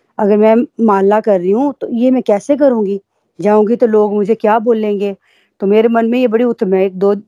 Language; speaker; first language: Hindi; native; Hindi